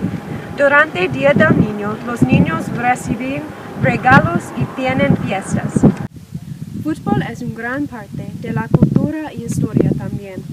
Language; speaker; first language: Spanish; non-native, learner; English